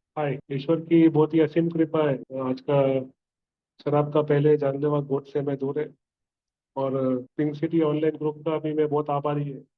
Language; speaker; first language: Hindi; native; Hindi